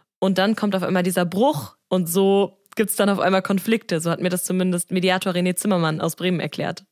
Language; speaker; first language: German; native; German